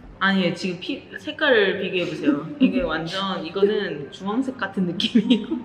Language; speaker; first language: Korean; native; Korean